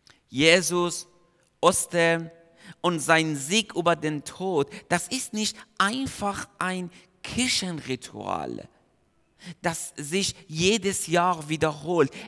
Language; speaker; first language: German; non-native, fluent; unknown